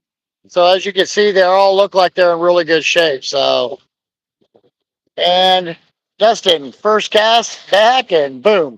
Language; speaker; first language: English; native; English